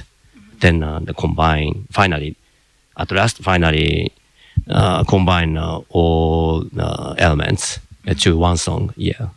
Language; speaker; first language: English; non-native, learner; Japanese